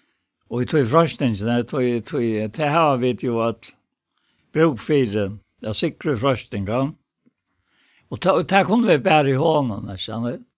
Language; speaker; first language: Danish; non-native, local second language; Faroese